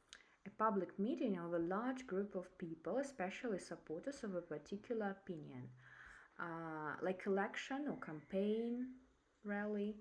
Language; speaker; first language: English; non-native, fluent; Russian